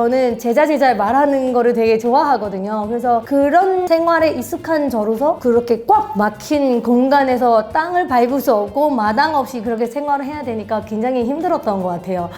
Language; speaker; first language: Korean; non-native, fluent; Burmese